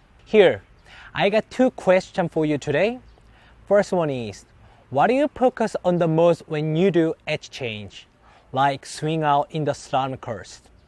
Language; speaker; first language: English; non-native, fluent; Korean